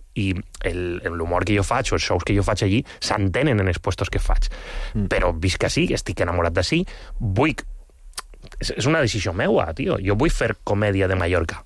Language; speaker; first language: Catalan; non-native, local second language; Spanish